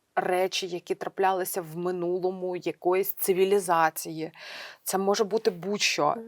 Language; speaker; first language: Ukrainian; native; Ukrainian